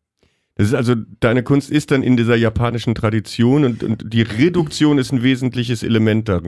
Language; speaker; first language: German; native; German